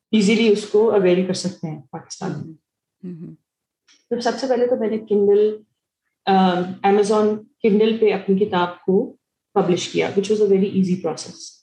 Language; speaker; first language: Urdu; native; Urdu